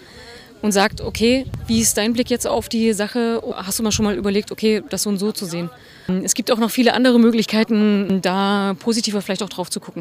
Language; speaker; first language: German; native; German